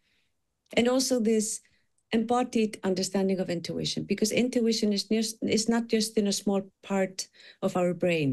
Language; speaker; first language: English; non-native, fluent; Icelandic